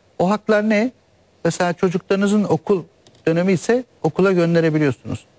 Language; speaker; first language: Turkish; native; Turkish